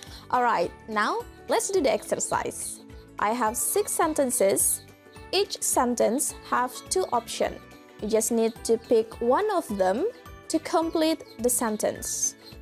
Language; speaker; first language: English; non-native, fluent; Indonesian